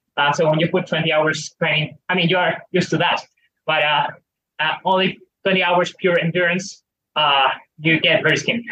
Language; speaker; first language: English; non-native, fluent; Spanish